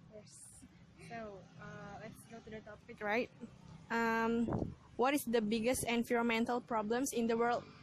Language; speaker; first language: English; non-native, learner; Indonesian